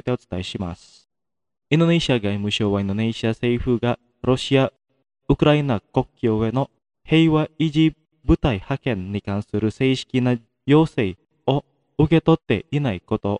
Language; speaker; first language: Japanese; non-native, fluent; Indonesian